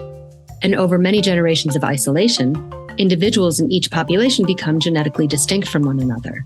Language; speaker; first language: English; native; English